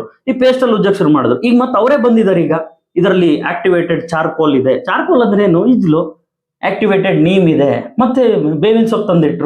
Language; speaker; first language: Kannada; native; Kannada